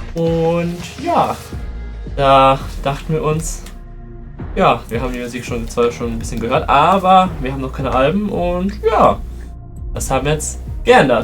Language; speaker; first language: German; native; German